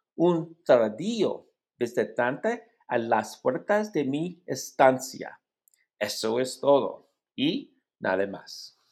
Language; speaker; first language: Spanish; non-native, learner; English